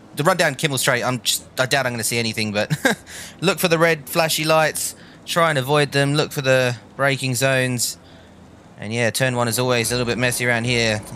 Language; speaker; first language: English; native; English